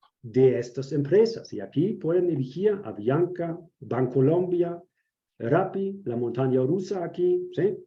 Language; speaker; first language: Spanish; non-native, fluent; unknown